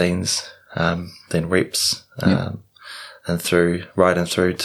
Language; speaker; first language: English; native; English